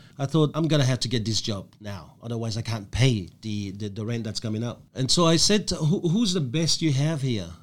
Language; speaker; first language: English; non-native, fluent; French